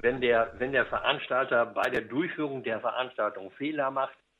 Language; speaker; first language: German; native; German